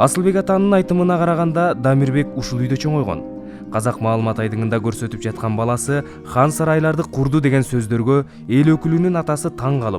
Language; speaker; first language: Kyrgyz; native; Kyrgyz